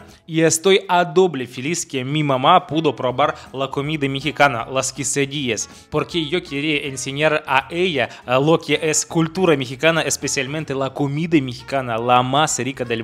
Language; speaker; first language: Spanish; non-native, fluent; Russian